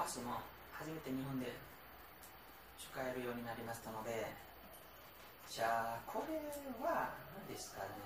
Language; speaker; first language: Japanese; non-native, learner; Nepali